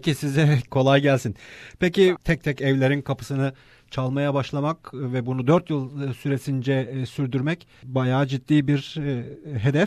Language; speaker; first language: Turkish; native; Turkish